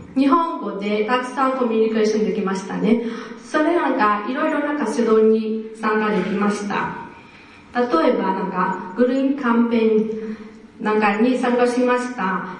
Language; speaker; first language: Japanese; non-native, fluent; Vietnamese